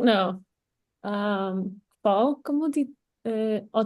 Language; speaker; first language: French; non-native, learner; Spanish